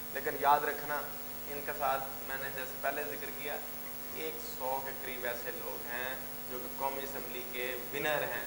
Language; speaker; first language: Urdu; non-native, local second language; Punjabi